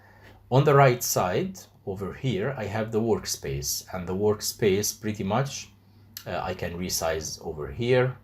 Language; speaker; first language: English; non-native, fluent; Arabic